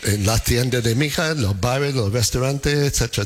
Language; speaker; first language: Spanish; non-native, fluent; English